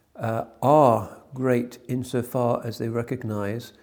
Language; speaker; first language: English; native; English